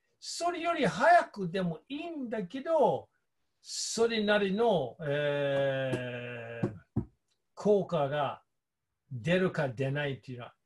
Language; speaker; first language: Japanese; non-native, fluent; English